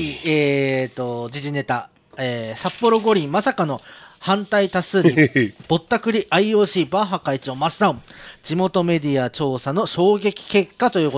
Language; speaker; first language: Japanese; native; Japanese